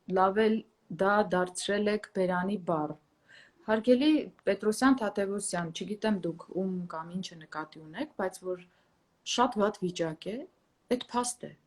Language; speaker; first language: Armenian; native; Armenian